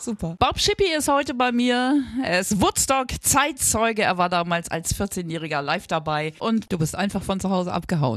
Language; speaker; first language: German; native; German